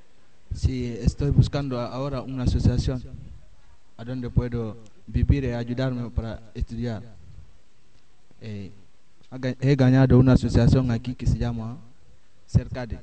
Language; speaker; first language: Spanish; non-native, learner; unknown